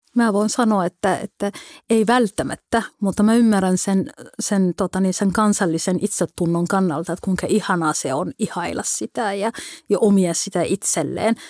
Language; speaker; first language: Finnish; early bilingual, other home language; Somali